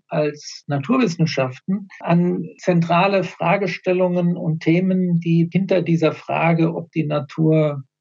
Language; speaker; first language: German; native; German